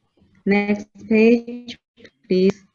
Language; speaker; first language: English; non-native, fluent; Chinese